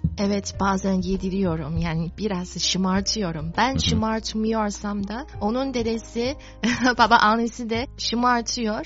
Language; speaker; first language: Turkish; non-native, fluent; Chinese